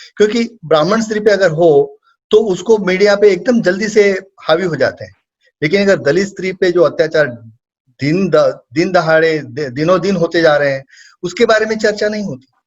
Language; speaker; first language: Hindi; non-native, local second language; Marathi